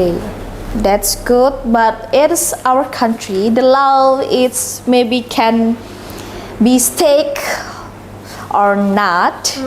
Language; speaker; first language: English; non-native, learner; Indonesian